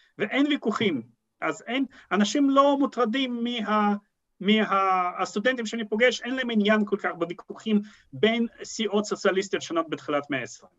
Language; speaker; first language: Hebrew; non-native, fluent; Russian